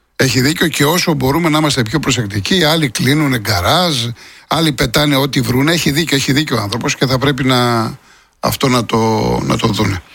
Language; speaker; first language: Greek; native; Greek